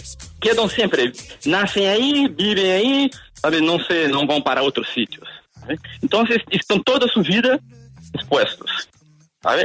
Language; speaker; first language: Spanish; non-native, learner; Portuguese